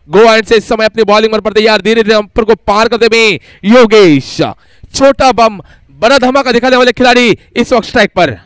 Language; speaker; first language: Hindi; native; Hindi